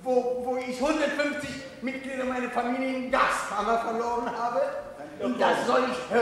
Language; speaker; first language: German; non-native, fluent; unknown